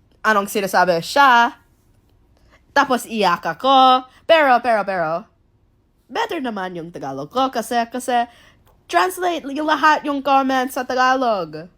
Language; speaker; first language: Filipino; non-native, learner; English